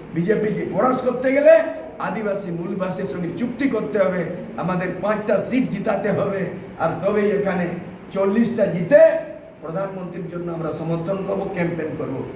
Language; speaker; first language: Bangla; non-native, local second language; Santali